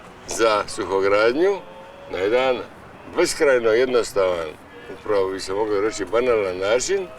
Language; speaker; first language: Croatian; native; Croatian